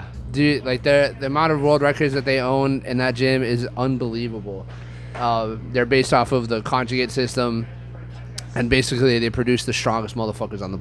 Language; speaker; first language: English; native; English